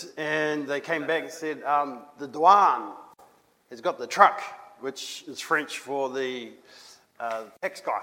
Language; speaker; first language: English; native; English